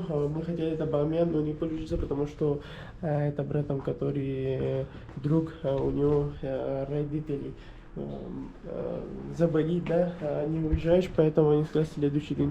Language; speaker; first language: Russian; non-native, learner; Kyrgyz